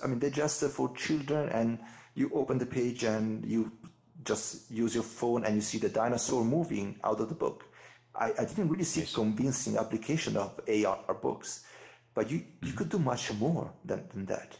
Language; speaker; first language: English; non-native, fluent; Italian